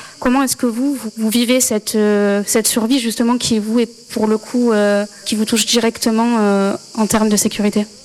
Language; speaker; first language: French; native; French